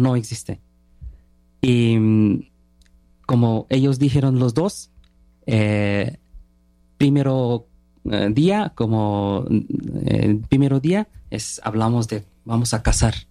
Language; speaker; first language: Spanish; non-native, learner; Bangla